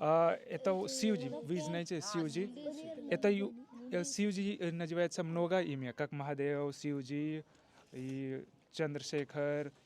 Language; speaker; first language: Russian; non-native, learner; Hindi